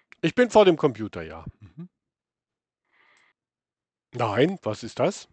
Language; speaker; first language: German; native; German